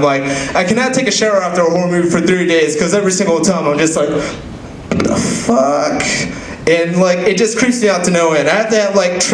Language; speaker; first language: English; native; English